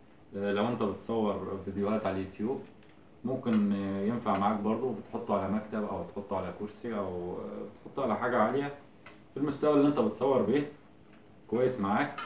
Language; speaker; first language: Arabic; native; Arabic